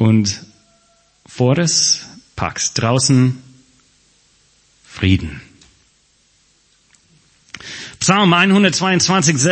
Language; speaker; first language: German; non-native, fluent; English